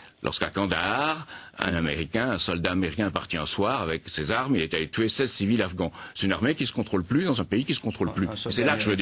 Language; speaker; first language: French; native; French